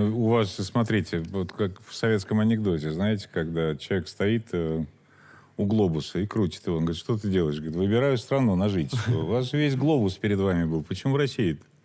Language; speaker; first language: Russian; native; Russian